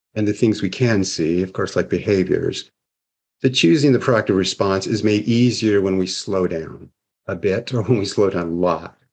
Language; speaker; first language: English; native; English